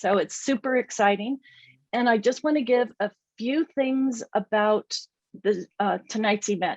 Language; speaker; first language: English; native; English